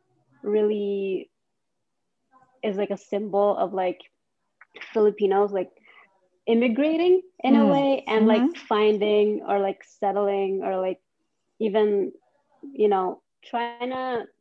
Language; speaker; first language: English; non-native, local second language; Cebuano